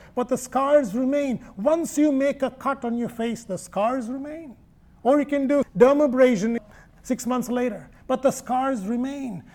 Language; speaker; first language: English; non-native, local second language; Malayalam